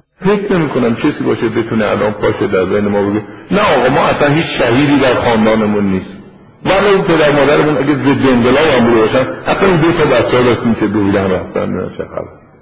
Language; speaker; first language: Persian; native; Persian